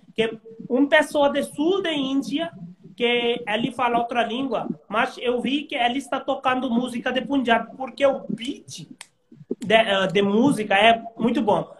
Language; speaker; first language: Portuguese; non-native, learner; Hindi